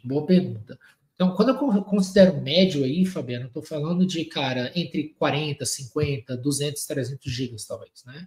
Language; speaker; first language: Portuguese; native; Portuguese